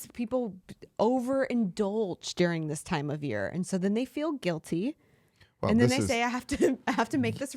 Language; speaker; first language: English; native; English